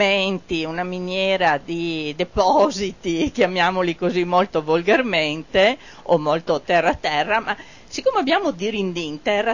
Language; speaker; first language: Italian; native; Italian